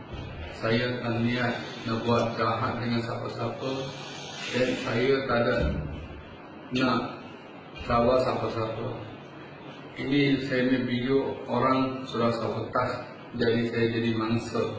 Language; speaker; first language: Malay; non-native, learner; Bangla